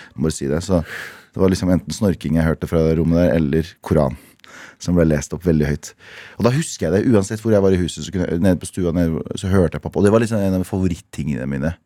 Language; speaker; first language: Norwegian; early bilingual, other home language; Kurdish